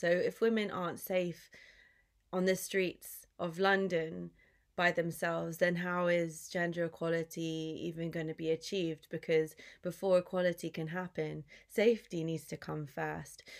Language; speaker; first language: English; native; English